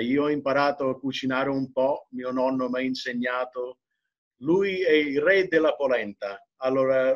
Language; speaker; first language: Italian; early bilingual, heritage; English